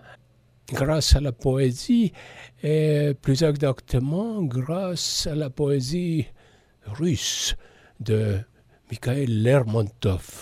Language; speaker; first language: French; non-native, fluent; Estonian